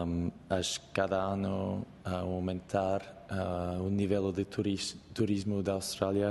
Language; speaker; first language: Portuguese; non-native, learner; English